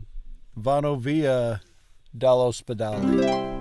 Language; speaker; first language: Italian; non-native, learner; English